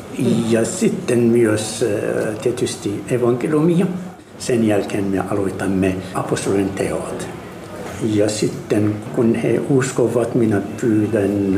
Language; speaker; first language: Finnish; non-native, learner; Arabic